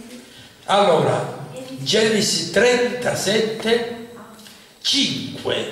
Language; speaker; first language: Italian; native; Italian